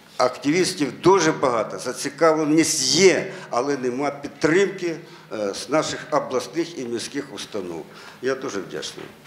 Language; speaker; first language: Ukrainian; non-native, local second language; Russian